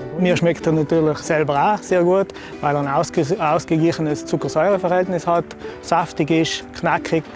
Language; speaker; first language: German; native; German